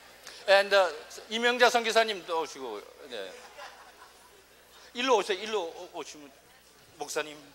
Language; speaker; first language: Portuguese; non-native, learner; Korean